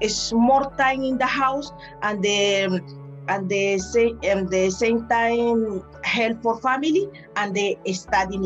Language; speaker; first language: English; non-native, learner; Spanish